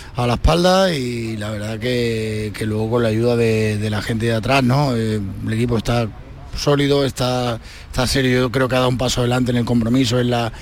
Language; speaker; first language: Spanish; native; Spanish